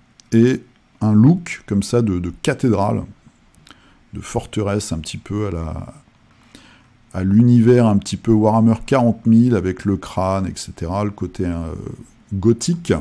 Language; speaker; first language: French; native; French